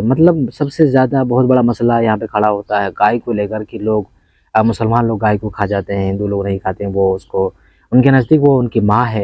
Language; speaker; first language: Hindi; native; Hindi